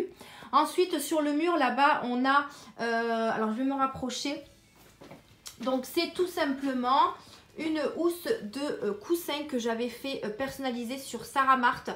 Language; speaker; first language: French; native; French